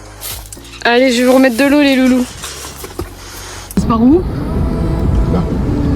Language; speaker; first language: French; native; French